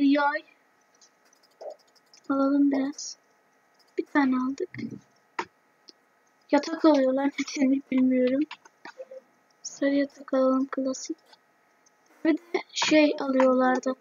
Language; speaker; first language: Turkish; native; Turkish